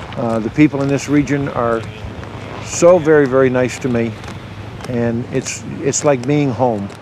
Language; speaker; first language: English; native; English